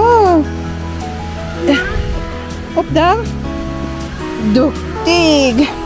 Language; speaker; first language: Swedish; non-native, fluent; Filipino